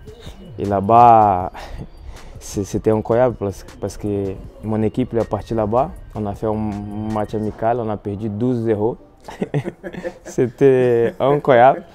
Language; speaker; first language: French; non-native, fluent; Portuguese